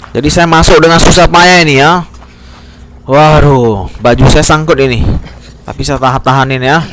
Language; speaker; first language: Indonesian; native; Indonesian